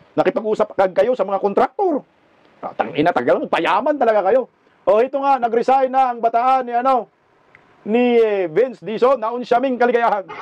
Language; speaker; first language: Filipino; non-native, local second language; Cebuano